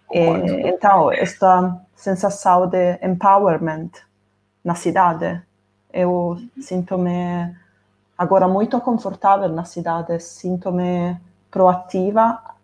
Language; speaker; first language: Portuguese; non-native, fluent; Italian